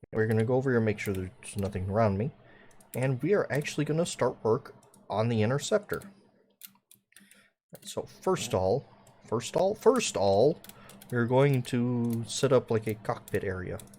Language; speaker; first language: English; native; English